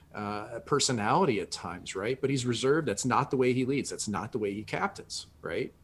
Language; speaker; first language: English; native; English